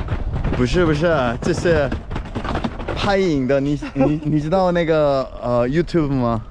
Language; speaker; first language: Chinese; non-native, fluent; Korean